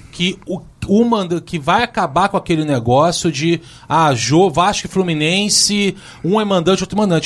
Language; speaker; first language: Portuguese; native; Portuguese